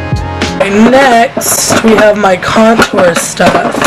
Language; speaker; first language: English; native; English